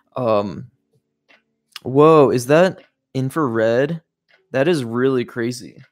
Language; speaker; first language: English; native; English